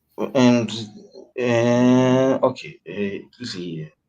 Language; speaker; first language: English; non-native, learner; Portuguese